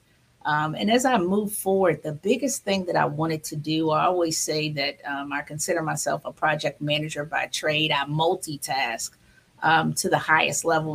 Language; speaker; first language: English; native; English